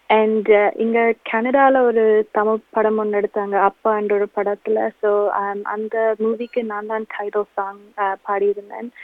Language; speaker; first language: Tamil; early bilingual, heritage; Tamil